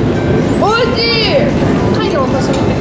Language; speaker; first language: Japanese; native; Japanese